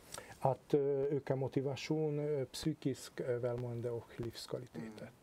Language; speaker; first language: Swedish; non-native, fluent; Hungarian